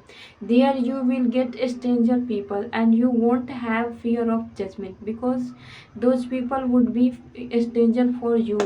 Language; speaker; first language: English; non-native, fluent; Hindi